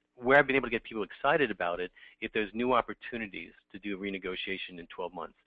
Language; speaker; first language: English; native; English